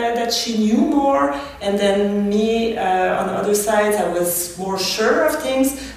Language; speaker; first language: English; non-native, fluent; French